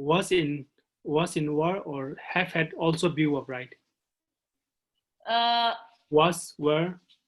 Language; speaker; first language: English; non-native, learner; Tibetan